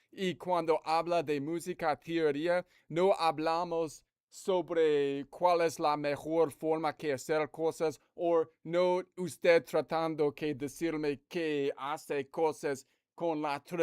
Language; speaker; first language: Spanish; non-native, learner; English